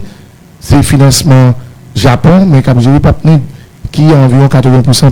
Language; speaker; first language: Haitian Creole; native; Haitian Creole